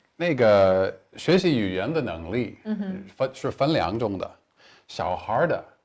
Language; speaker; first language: Chinese; non-native, fluent; English